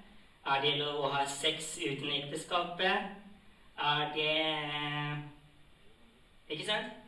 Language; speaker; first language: Norwegian; non-native, fluent; Tigrinya